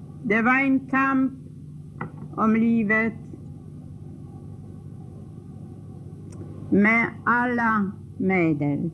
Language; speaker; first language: Swedish; non-native, fluent; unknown